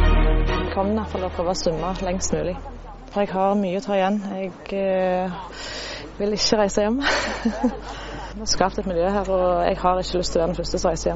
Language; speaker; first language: Norwegian; native; Norwegian